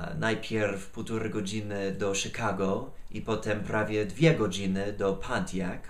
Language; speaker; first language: Polish; non-native, fluent; English